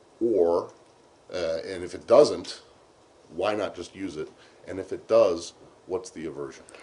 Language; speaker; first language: English; native; English